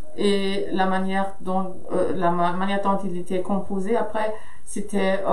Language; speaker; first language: French; non-native, fluent; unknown